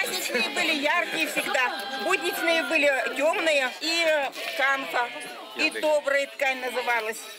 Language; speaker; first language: Russian; native; Russian